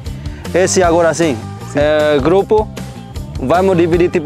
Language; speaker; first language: Portuguese; non-native, learner; Vietnamese